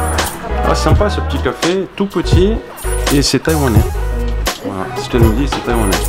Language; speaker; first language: French; native; French